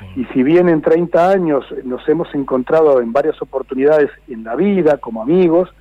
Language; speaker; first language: Spanish; native; Spanish